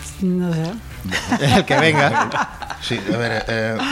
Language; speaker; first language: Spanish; non-native, fluent; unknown